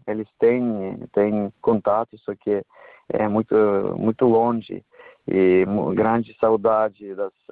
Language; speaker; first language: Portuguese; non-native, fluent; Ukrainian